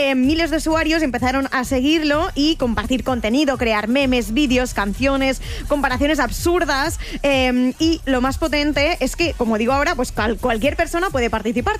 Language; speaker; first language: Spanish; native; Spanish